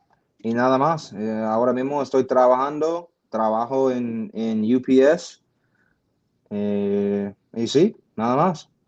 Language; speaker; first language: Spanish; non-native, fluent; English